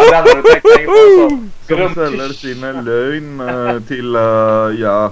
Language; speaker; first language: Norwegian; non-native, fluent; Greek